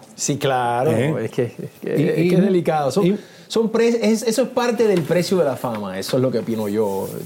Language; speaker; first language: Spanish; native; Spanish